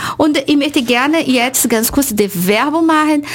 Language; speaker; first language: German; non-native, fluent; Portuguese